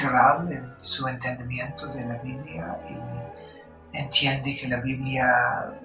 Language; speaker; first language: Spanish; non-native, fluent; English